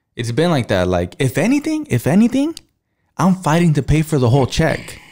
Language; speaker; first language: English; early bilingual, other home language; Spanish